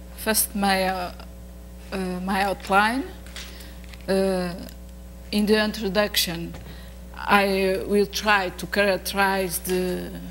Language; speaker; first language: English; non-native, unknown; Portuguese